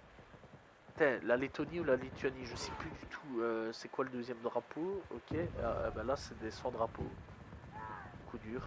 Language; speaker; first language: French; native; French